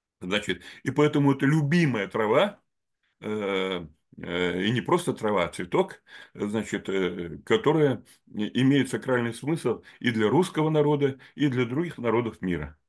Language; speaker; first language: Russian; native; Russian